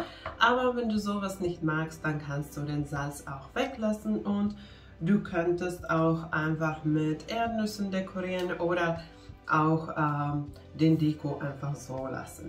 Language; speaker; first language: German; non-native, fluent; Finnish